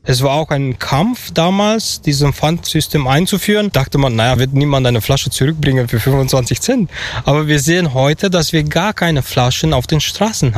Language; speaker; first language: German; non-native, fluent; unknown